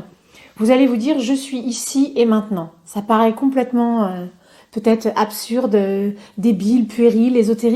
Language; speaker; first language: French; native; French